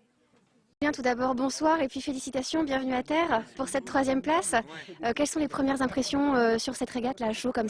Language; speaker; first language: French; native; French